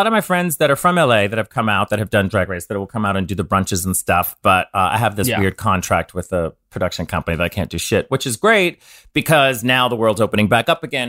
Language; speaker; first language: English; native; English